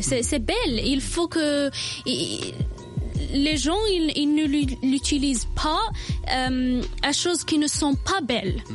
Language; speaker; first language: French; non-native, local second language; Arabic